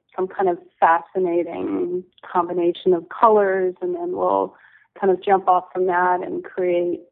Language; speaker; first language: English; native; English